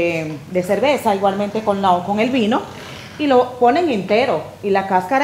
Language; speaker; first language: Spanish; native; Spanish